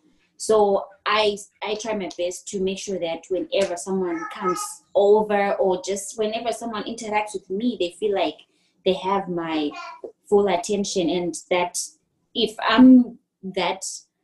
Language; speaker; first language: English; non-native, local second language; Shona